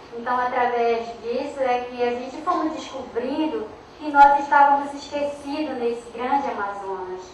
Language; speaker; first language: Portuguese; non-native, local second language; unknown